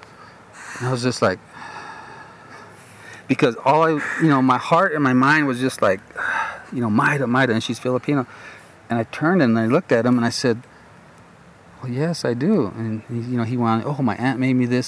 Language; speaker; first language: English; native; English